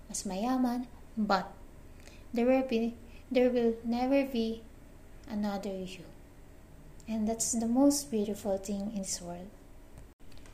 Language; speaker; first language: English; non-native, local second language; Filipino